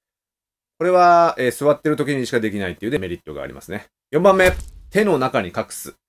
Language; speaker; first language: Japanese; native; Japanese